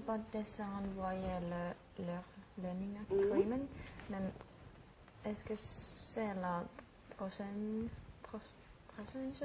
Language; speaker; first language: French; non-native, learner; Finnish